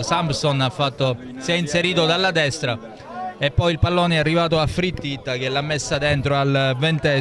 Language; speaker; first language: Italian; native; Italian